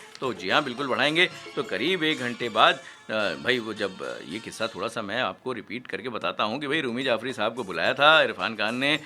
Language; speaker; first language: Hindi; native; Hindi